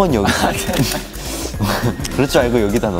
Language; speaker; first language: Korean; native; Korean